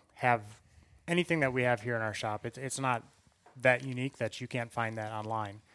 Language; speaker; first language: English; native; English